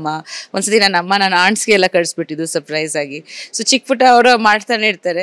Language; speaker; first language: Kannada; non-native, fluent; Bangla